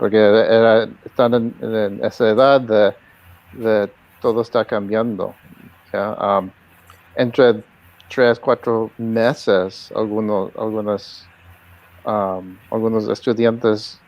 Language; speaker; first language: Spanish; early bilingual, heritage; Spanish